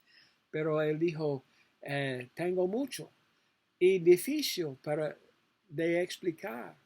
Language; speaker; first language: Spanish; non-native, learner; English